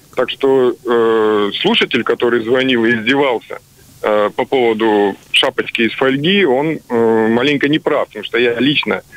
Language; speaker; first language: Russian; native; Russian